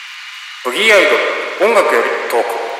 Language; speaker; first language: Japanese; native; Japanese